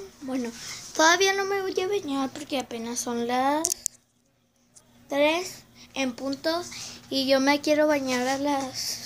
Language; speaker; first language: Spanish; native; Spanish